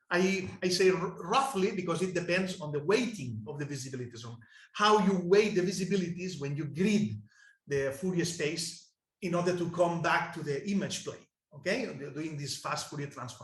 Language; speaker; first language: English; non-native, fluent; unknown